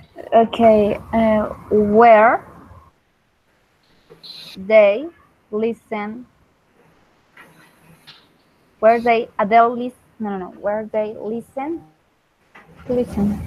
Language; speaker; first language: English; non-native, learner; Spanish